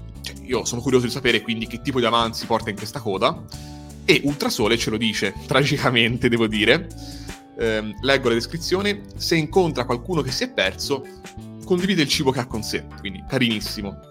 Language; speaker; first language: Italian; native; Italian